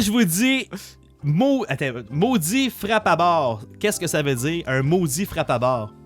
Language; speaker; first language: French; native; French